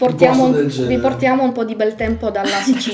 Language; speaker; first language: Italian; non-native, fluent; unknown